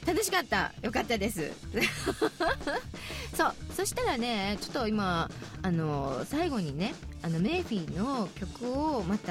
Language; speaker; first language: Japanese; native; Japanese